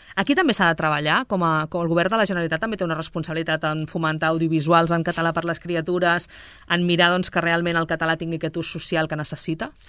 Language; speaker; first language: Catalan; native; Catalan